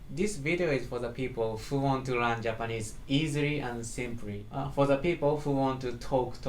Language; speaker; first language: English; non-native, learner; Japanese